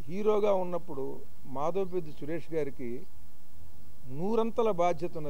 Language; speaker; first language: Telugu; native; Telugu